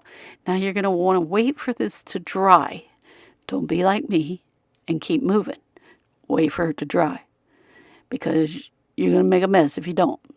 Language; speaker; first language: English; native; English